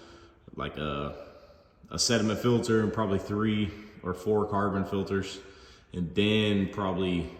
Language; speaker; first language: English; native; English